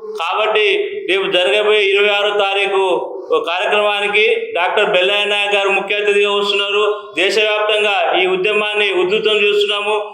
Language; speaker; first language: Telugu; non-native, local second language; Lambadi